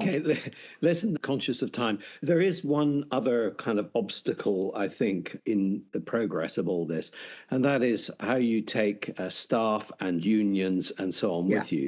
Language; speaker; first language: English; native; English